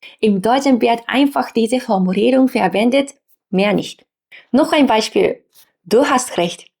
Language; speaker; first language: German; non-native, fluent; Japanese